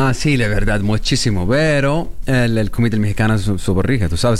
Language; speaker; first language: Spanish; non-native, learner; Arabic